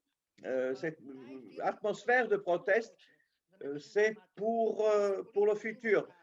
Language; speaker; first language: French; non-native, local second language; Serbian